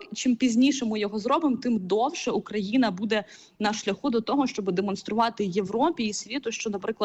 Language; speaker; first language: Ukrainian; native; Ukrainian